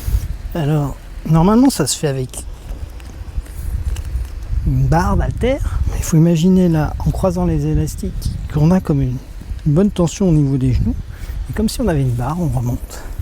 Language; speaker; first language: French; native; French